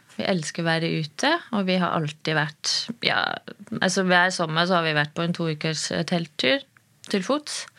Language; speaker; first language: Norwegian; non-native, fluent; German